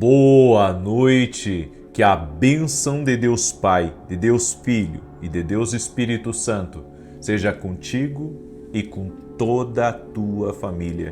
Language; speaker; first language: Portuguese; native; Portuguese